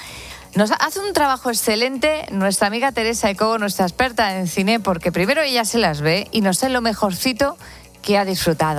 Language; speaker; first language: Spanish; native; Spanish